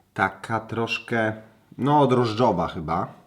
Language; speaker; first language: Polish; native; Polish